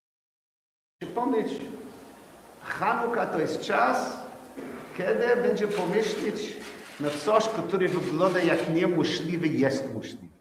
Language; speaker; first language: Polish; non-native, learner; English